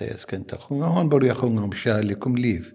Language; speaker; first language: Swedish; non-native, learner; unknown